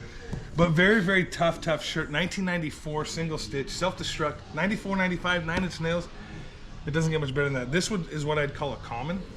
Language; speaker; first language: English; native; English